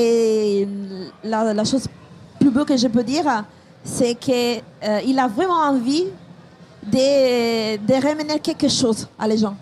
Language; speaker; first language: French; non-native, fluent; Italian